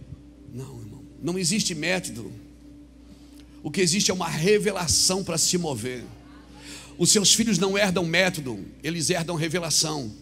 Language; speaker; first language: Portuguese; native; Portuguese